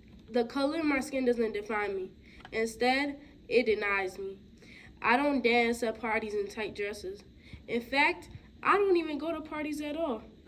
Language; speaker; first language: English; early bilingual, other home language; Spanish